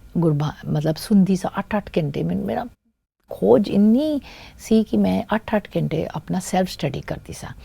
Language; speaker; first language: Punjabi; early bilingual, heritage; Punjabi